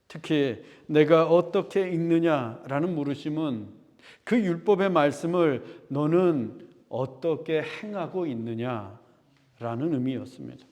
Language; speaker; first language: Korean; native; Korean